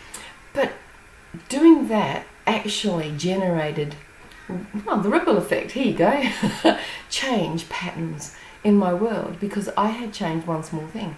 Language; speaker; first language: English; native; English